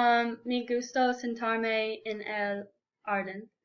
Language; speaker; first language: Spanish; non-native, learner; English